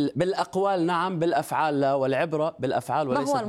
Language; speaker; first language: Arabic; native; Arabic